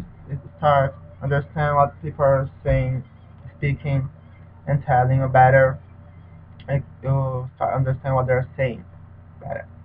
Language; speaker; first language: English; non-native, learner; Portuguese